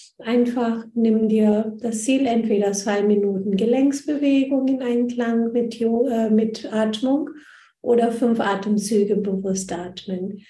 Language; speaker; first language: German; non-native, fluent; Hindi